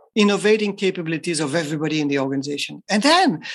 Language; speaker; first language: English; non-native, fluent; French